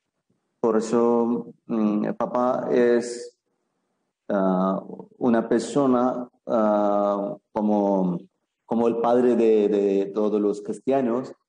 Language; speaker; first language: Spanish; non-native, fluent; Malayalam